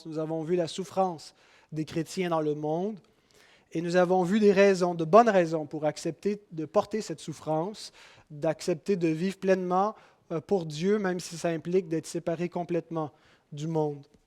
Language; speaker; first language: French; native; French